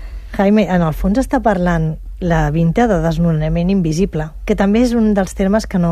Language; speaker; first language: Catalan; native; Catalan